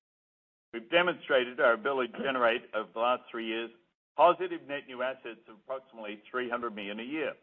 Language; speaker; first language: English; native; English